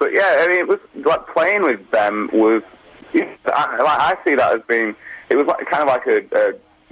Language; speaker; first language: English; native; English